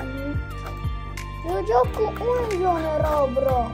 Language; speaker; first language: Italian; non-native, learner; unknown